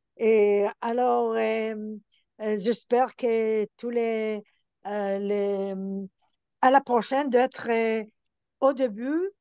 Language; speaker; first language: French; non-native, learner; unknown